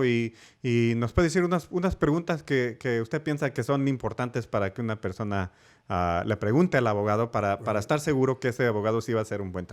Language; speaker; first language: Spanish; early bilingual, heritage; Spanish